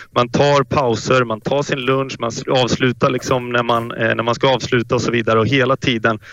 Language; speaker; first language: Swedish; native; Swedish